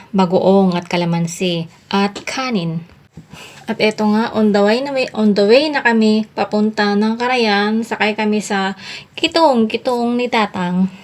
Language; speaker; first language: Filipino; non-native, local second language; Iloko